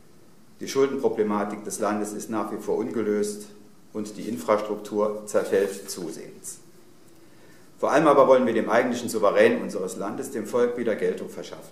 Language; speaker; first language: German; native; German